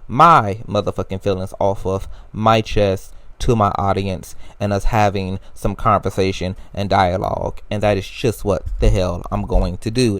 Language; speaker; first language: English; native; English